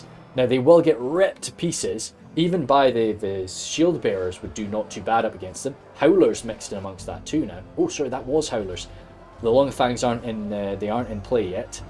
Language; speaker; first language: English; native; English